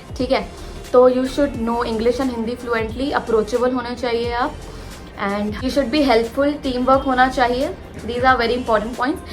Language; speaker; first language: Hindi; native; Hindi